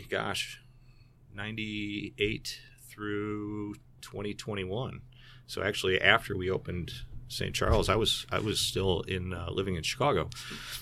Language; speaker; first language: English; native; English